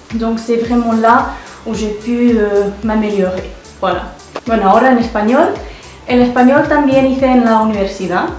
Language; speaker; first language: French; non-native, fluent; Russian